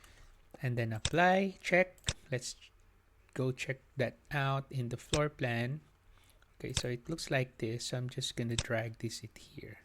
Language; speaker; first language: English; non-native, local second language; Filipino